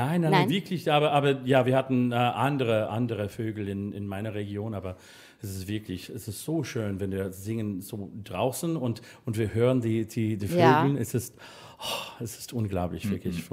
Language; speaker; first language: German; non-native, learner; English